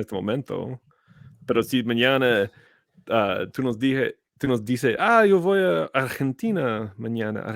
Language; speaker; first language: Spanish; non-native, fluent; English